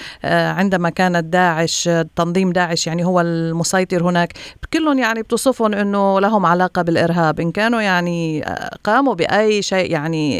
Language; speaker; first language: Arabic; native; Arabic